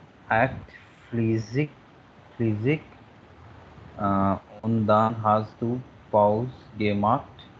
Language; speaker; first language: German; non-native, learner; Hindi